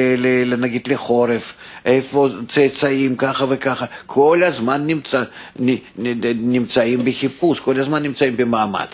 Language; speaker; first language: Hebrew; non-native, fluent; Russian